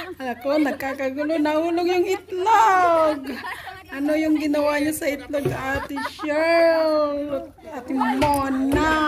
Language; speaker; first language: Filipino; non-native, local second language; Bikol